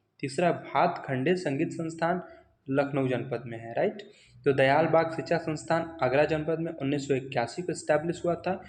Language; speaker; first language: Hindi; native; Hindi